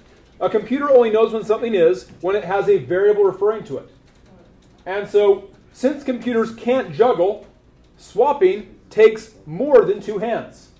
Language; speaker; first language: English; native; English